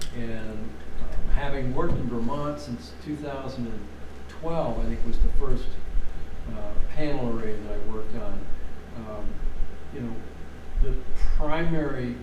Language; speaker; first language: English; native; English